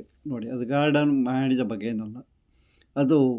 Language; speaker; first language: Kannada; native; Kannada